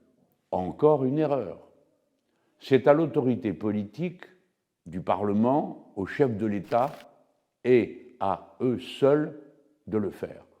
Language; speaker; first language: French; native; French